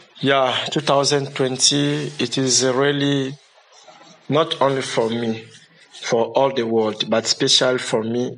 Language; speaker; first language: English; non-native, learner; Lingala